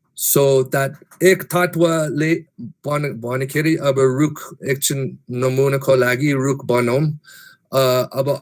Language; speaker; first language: Nepali; non-native, fluent; English